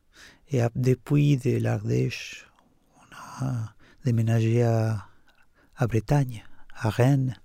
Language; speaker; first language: French; non-native, fluent; Spanish